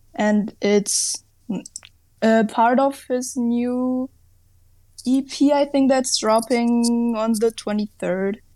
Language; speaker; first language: English; non-native, fluent; German